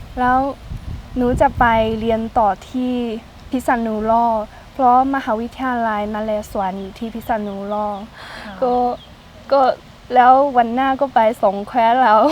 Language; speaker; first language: Thai; non-native, learner; Chinese